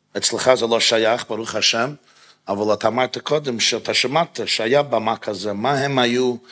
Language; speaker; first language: Hebrew; non-native, fluent; English